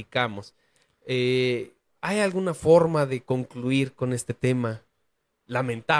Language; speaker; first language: Spanish; native; Spanish